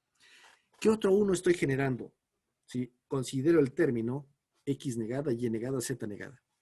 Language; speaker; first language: Spanish; native; Spanish